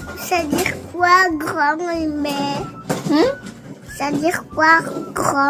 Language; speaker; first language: French; early bilingual, other home language; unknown